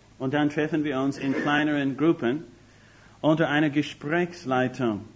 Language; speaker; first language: German; non-native, fluent; English